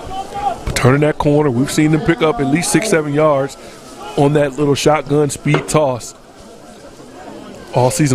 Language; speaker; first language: English; native; English